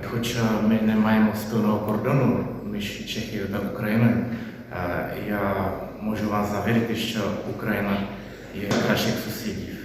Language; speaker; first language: Ukrainian; non-native, fluent; Czech